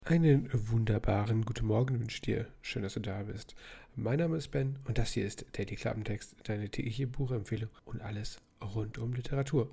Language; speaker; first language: German; native; German